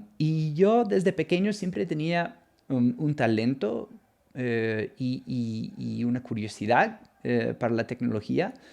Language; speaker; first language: Spanish; non-native, fluent; English